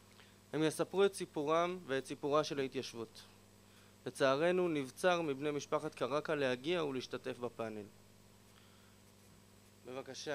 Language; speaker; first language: Hebrew; native; Hebrew